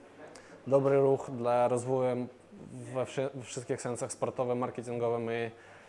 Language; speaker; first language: Polish; non-native, fluent; Russian